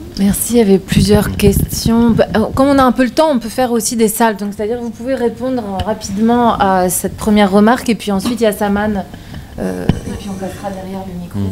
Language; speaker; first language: French; native; French